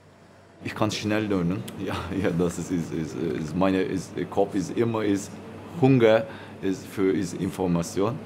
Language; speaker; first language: German; non-native, learner; Turkish